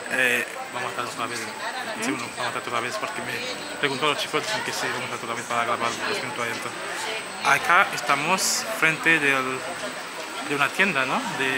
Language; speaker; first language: Spanish; non-native, learner; Haitian Creole